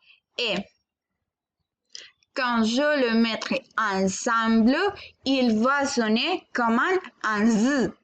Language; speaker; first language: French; non-native, learner; Spanish